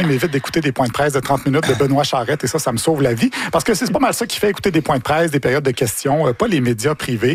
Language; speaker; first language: French; native; French